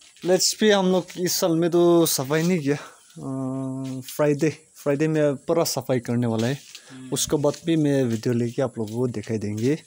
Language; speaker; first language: Hindi; non-native, local second language; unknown